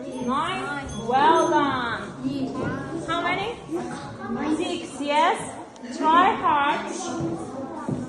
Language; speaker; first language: English; non-native, fluent; Uzbek